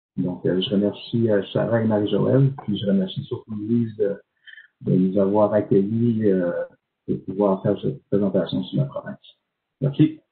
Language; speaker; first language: French; native; French